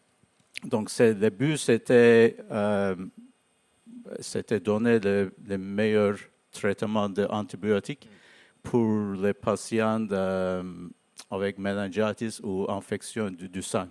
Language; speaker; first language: French; non-native, learner; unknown